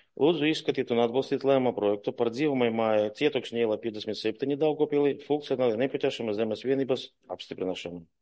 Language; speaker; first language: Latvian; non-native, local second language; Russian